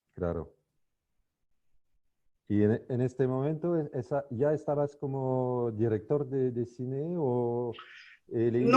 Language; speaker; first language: Spanish; non-native, fluent; French